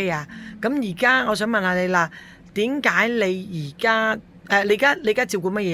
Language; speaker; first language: Cantonese; native; Cantonese